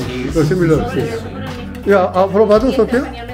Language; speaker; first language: Spanish; non-native, learner; Korean